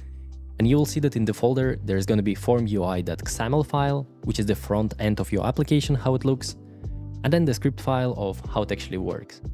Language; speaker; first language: English; non-native, fluent; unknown